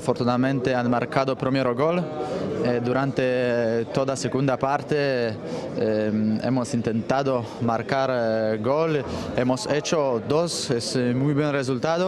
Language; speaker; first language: Spanish; non-native, fluent; Polish